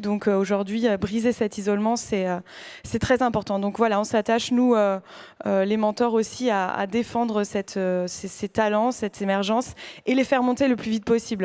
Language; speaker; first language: French; native; French